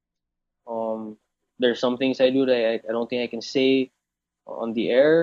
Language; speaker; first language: English; non-native, local second language; Bikol